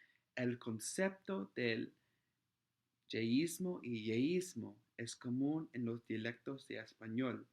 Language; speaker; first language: Spanish; non-native, fluent; English